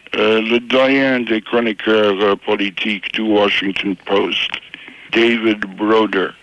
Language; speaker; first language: French; non-native, fluent; English